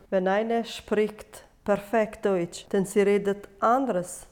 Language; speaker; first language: German; non-native, learner; Albanian